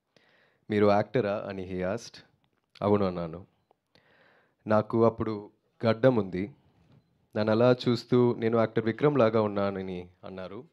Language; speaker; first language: Telugu; non-native, learner; Tamil